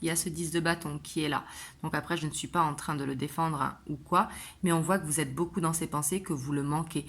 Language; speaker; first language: French; native; French